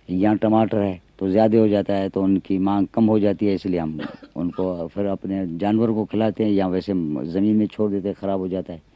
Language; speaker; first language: Urdu; non-native, local second language; Sindhi